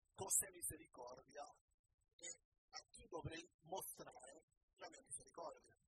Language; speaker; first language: Italian; non-native, learner; Spanish